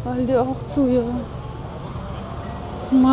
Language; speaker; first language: German; non-native, learner; Uzbek